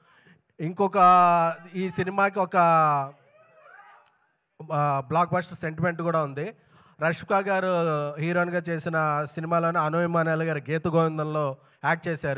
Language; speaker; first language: Telugu; native; Telugu